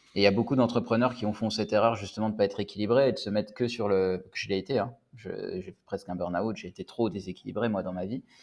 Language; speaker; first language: French; native; French